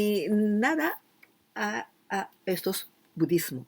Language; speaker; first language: Spanish; non-native, fluent; Japanese